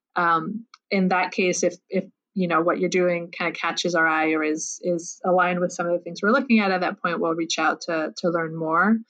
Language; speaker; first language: English; non-native, fluent; French